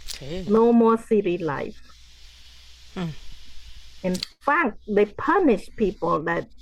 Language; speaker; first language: English; non-native, fluent; Khmer